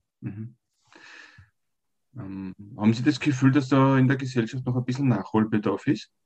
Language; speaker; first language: German; native; German